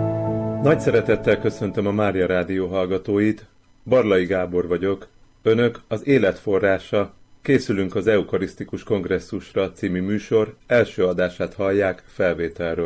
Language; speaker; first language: Hungarian; native; Hungarian